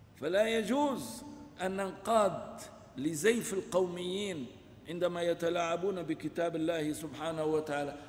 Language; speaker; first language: Arabic; non-native, local second language; Kurdish